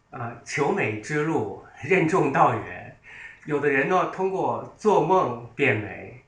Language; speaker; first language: Chinese; native; Chinese